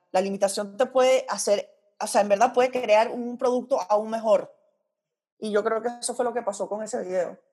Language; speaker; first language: Spanish; early bilingual, heritage; Spanish